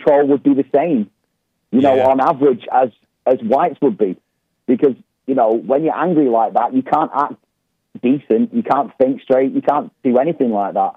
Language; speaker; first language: English; native; English